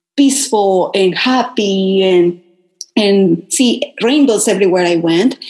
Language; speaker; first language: English; non-native, fluent; Spanish